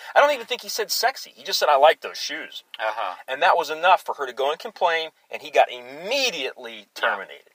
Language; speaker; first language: English; native; English